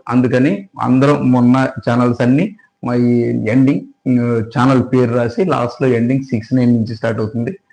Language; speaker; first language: Telugu; native; Telugu